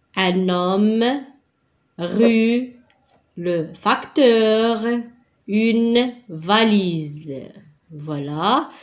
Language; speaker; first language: French; non-native, local second language; Arabic